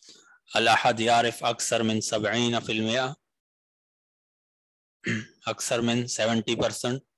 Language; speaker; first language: Arabic; non-native, fluent; Urdu